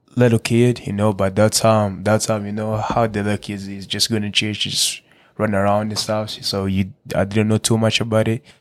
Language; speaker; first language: English; early bilingual, other home language; Kinyarwanda